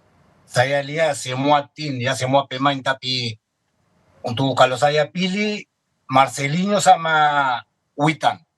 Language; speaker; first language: Indonesian; non-native, fluent; Spanish